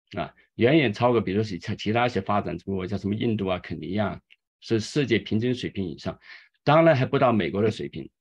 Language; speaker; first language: Chinese; native; Chinese